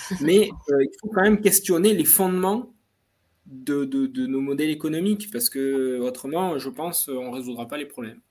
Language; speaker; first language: French; native; French